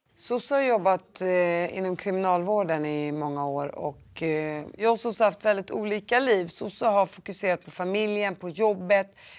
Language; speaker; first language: Swedish; early bilingual, other home language; Arabic